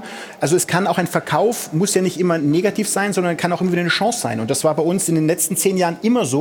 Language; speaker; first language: German; native; German